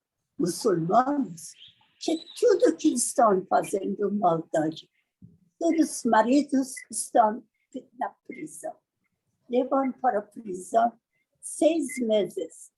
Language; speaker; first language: Portuguese; non-native, learner; Persian